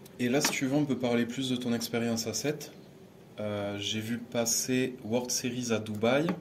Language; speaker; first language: French; native; French